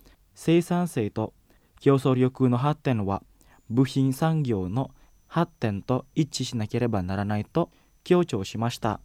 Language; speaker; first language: Japanese; non-native, fluent; Indonesian